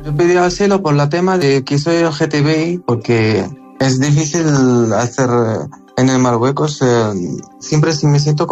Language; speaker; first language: Spanish; non-native, learner; Arabic